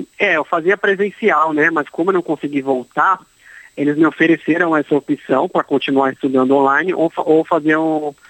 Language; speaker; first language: Portuguese; native; Portuguese